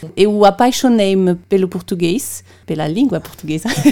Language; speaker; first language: Portuguese; non-native, fluent; French